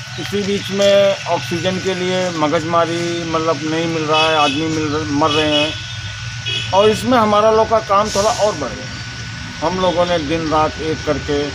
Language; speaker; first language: Hindi; native; Hindi